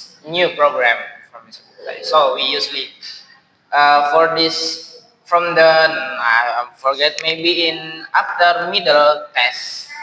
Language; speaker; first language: English; non-native, learner; Indonesian